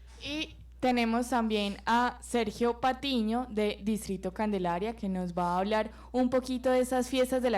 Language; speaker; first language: Spanish; native; Spanish